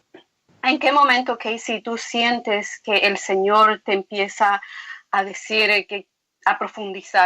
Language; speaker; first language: Spanish; native; Spanish